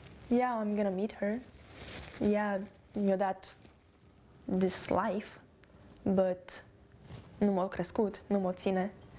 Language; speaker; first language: Romanian; early bilingual, heritage; Romanian